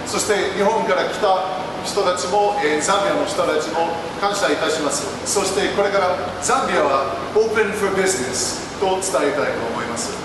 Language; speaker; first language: Japanese; non-native, learner; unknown